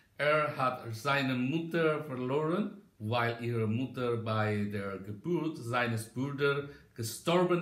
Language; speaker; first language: German; non-native, learner; Indonesian